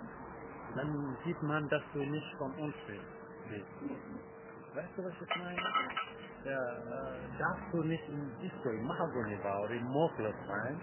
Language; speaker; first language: German; non-native, learner; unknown